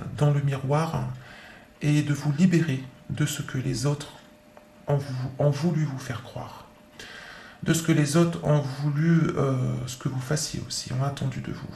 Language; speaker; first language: French; native; French